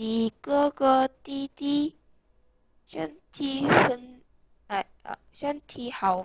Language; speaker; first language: Chinese; non-native, learner; Korean